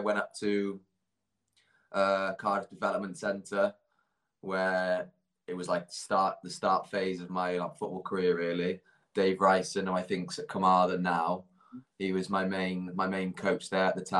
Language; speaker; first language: English; native; English